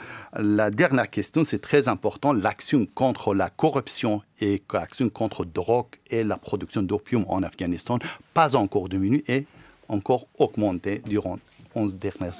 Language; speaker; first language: French; non-native, fluent; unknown